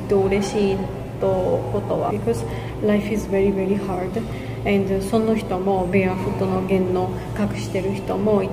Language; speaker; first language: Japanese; non-native, learner; Georgian